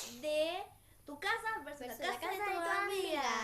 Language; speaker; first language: Spanish; native; Spanish